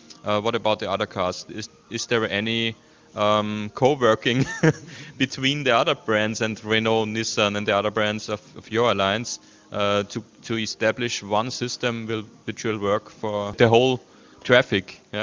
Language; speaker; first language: English; non-native, fluent; German